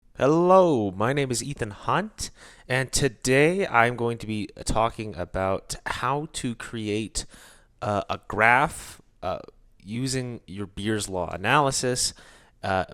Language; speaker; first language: English; native; English